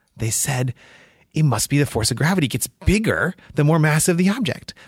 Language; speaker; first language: English; native; English